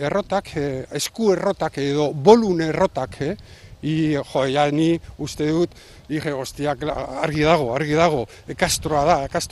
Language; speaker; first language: Basque; non-native, local second language; Spanish